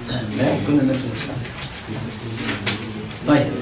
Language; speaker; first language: Arabic; native; Arabic